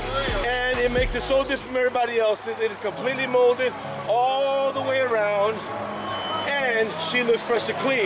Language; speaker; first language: English; native; English